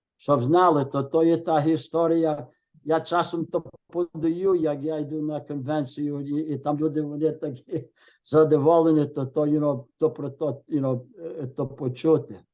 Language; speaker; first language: Ukrainian; early bilingual, heritage; Ukrainian